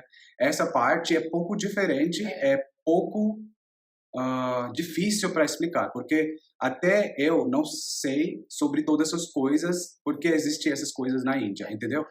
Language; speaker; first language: Portuguese; non-native, learner; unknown